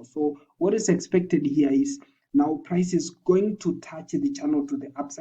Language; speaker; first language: English; non-native, local second language; Swahili